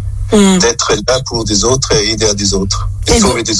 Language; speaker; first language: French; non-native, local second language; German